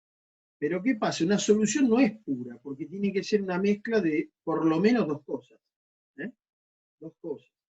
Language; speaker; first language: Spanish; native; Spanish